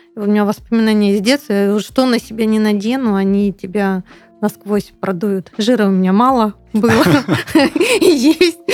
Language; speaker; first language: Russian; native; Russian